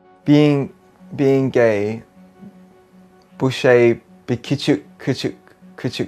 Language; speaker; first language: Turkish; early bilingual, heritage; English